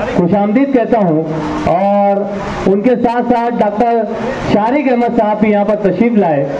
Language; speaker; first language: Hindi; non-native, local second language; Urdu